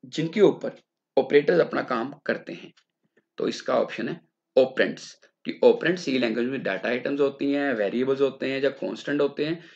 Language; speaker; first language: Hindi; non-native, local second language; Punjabi